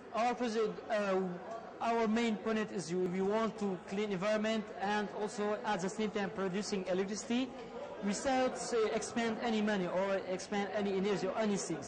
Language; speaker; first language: English; non-native, learner; Arabic